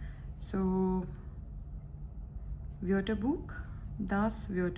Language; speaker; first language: German; non-native, fluent; Gujarati